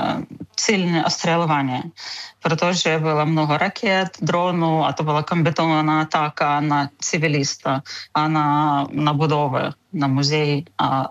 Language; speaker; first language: Czech; non-native, fluent; Ukrainian